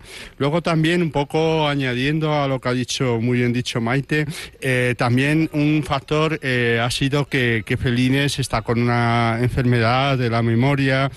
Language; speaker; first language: Spanish; native; Spanish